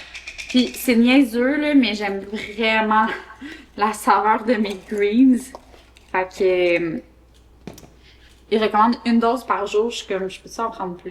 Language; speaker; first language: French; native; French